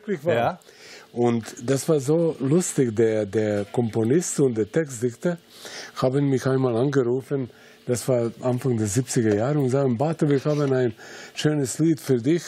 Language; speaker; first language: German; non-native, fluent; Serbian